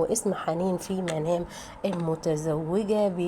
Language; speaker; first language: Arabic; native; Arabic